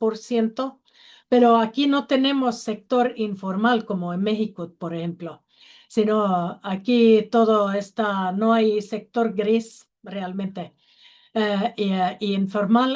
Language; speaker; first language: Spanish; non-native, learner; Finnish